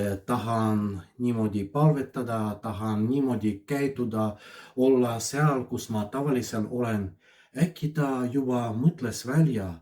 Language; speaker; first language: Estonian; non-native, fluent; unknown